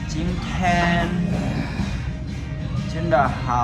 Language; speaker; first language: Chinese; non-native, learner; Shan